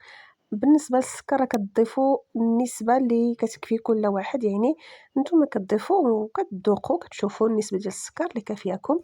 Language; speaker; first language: Arabic; native; Arabic